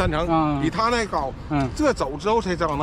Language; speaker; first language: Chinese; native; Chinese